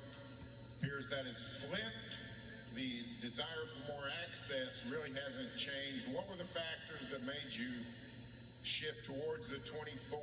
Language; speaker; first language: English; native; English